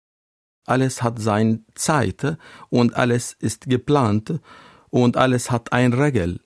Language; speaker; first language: German; non-native, learner; Arabic